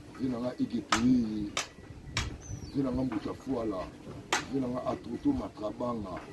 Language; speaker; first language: Lingala; native; Lingala